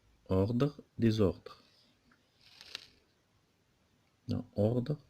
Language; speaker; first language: French; non-native, local second language; Arabic